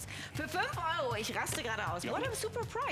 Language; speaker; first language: German; native; German